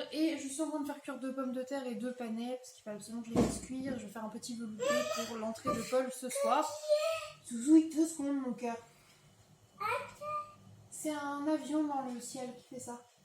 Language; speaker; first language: French; native; French